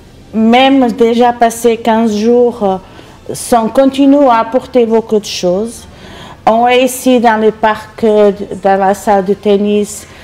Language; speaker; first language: French; non-native, fluent; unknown